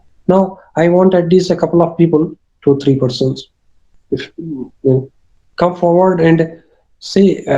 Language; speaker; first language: English; non-native, local second language; Urdu